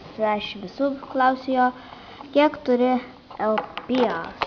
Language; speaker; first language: Lithuanian; native; Lithuanian